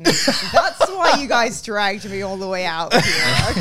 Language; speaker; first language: English; native; English